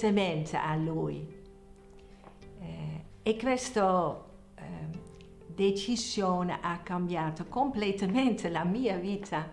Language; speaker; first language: Italian; non-native, fluent; Dutch